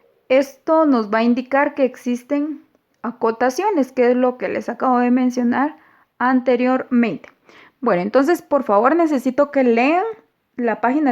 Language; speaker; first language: Spanish; native; Spanish